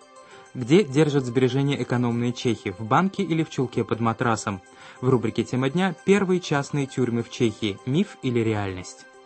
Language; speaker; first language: Russian; native; Russian